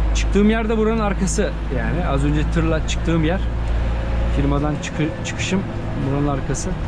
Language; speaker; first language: Turkish; native; Turkish